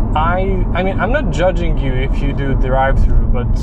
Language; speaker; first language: English; non-native, fluent; Serbian